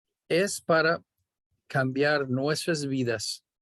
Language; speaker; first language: Spanish; non-native, fluent; English